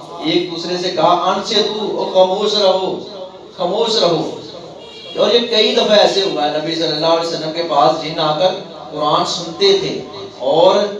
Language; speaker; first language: Urdu; non-native, local second language; Punjabi